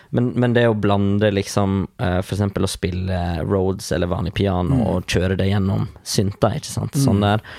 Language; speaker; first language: Norwegian; native; Norwegian